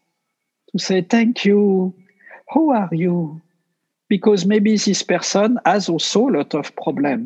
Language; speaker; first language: English; non-native, fluent; French